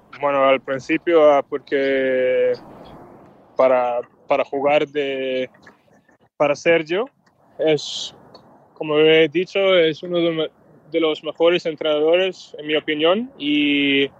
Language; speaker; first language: Spanish; non-native, fluent; Danish